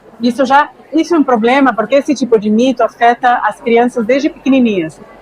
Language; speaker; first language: Portuguese; non-native, fluent; Spanish